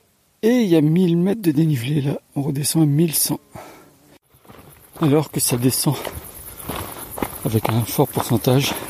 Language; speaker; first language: French; native; French